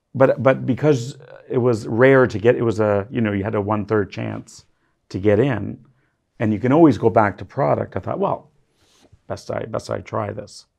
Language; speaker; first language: English; native; English